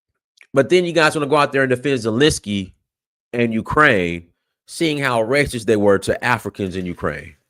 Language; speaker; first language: English; native; English